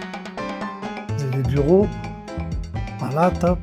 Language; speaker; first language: French; native; French